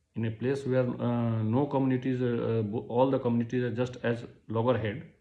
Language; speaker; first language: English; non-native, local second language; Hindi